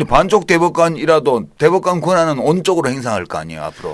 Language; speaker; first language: Korean; native; Korean